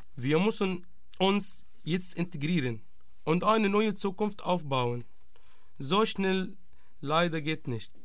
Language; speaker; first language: German; non-native, learner; Arabic